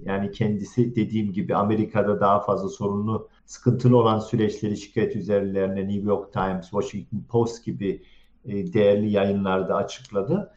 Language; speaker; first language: Turkish; early bilingual, heritage; Turkish